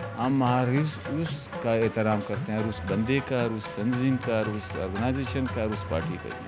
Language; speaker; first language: Urdu; non-native, local second language; Pashto